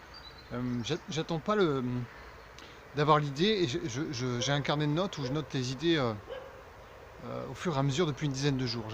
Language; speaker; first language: French; native; French